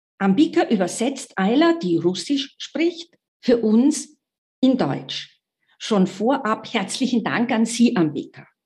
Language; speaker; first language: German; native; German